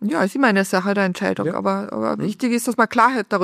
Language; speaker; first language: German; native; German